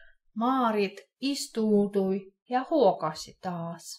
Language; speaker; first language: Finnish; non-native, fluent; Russian